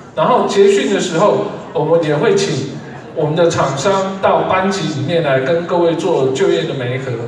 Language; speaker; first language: Chinese; native; Chinese